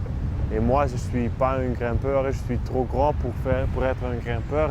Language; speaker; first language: French; non-native, learner; Dutch